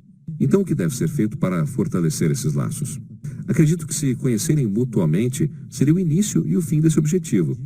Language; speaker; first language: Portuguese; native; Portuguese